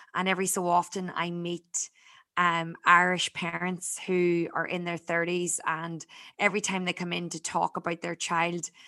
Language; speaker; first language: English; native; English